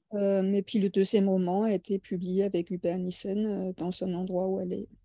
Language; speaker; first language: French; non-native, fluent; Danish